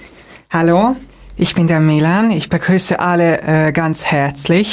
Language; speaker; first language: German; non-native, fluent; Hungarian